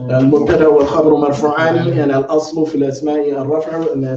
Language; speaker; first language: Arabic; non-native, fluent; English